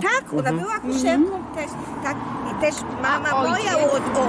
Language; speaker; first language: Polish; early bilingual, heritage; Hebrew